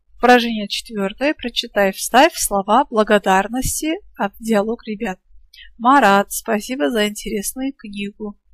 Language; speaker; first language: Russian; non-native, local second language; Kazakh